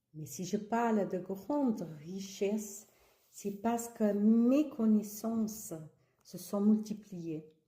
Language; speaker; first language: French; early bilingual, other home language; Kabuverdianu